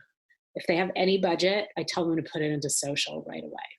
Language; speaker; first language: English; native; English